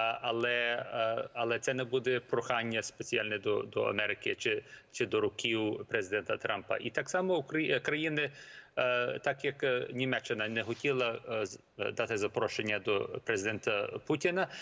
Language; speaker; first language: Ukrainian; early bilingual, heritage; Ukrainian